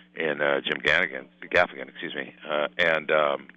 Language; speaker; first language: English; native; English